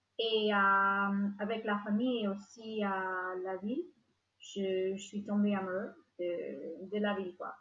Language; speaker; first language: French; non-native, fluent; English